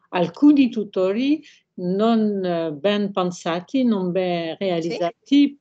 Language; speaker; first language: Italian; non-native, fluent; French